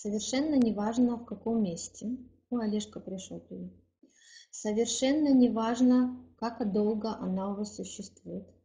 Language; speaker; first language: Russian; native; Russian